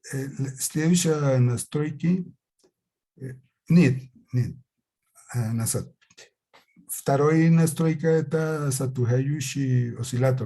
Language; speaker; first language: Russian; non-native, fluent; Spanish